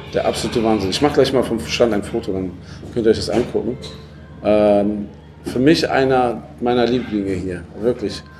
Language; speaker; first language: German; native; German